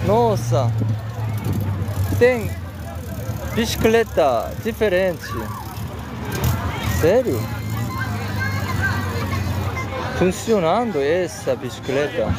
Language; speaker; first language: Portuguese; non-native, learner; Korean